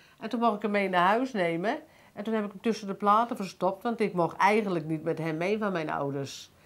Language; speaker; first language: Dutch; native; Dutch